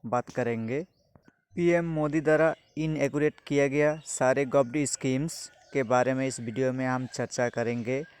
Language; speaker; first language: Hindi; non-native, local second language; Bangla